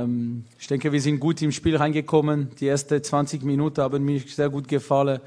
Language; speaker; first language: German; non-native, local second language; French